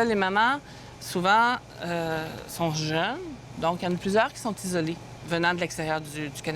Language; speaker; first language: French; native; French